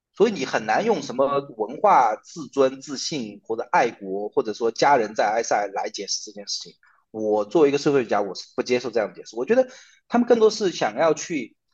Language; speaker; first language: Chinese; native; Chinese